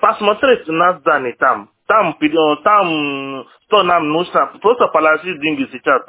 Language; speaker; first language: Russian; non-native, learner; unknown